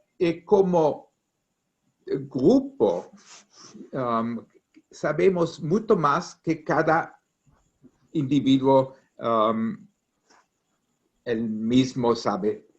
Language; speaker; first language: Portuguese; non-native, learner; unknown